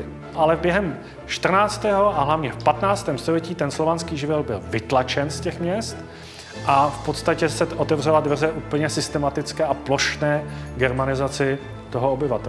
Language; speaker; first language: Czech; native; Czech